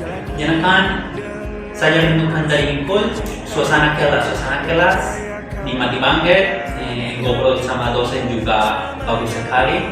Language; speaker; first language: Indonesian; non-native, learner; Spanish